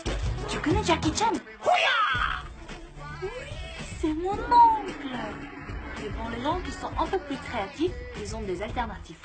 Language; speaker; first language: French; non-native, fluent; Korean